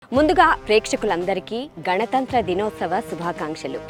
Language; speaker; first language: Telugu; native; Telugu